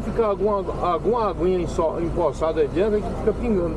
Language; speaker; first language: Portuguese; native; Portuguese